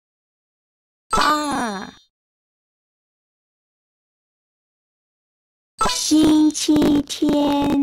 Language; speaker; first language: Chinese; non-native, learner; English